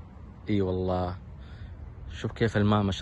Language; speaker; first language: Arabic; native; Arabic